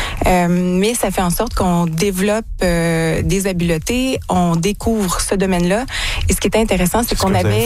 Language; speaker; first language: French; native; French